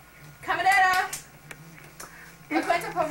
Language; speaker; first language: Spanish; non-native, learner; English